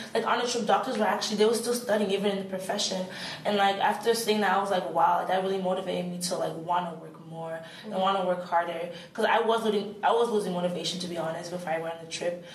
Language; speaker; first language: English; native; English